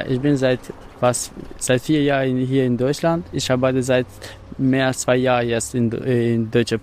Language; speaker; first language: German; non-native, learner; Albanian